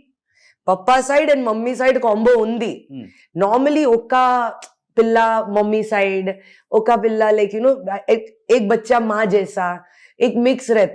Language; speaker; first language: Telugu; non-native, local second language; Hindi